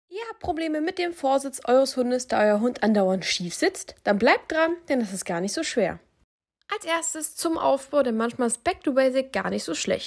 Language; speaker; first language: German; native; German